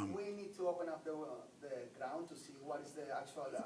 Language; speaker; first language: English; non-native, fluent; Spanish